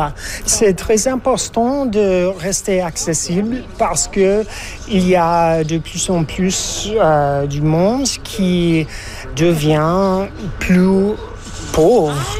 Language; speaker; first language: French; non-native, fluent; English